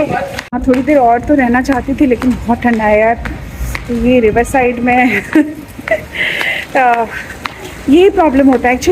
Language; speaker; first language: Hindi; non-native, local second language; Odia